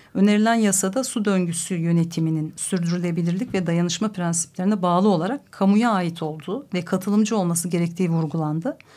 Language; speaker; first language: Turkish; native; Turkish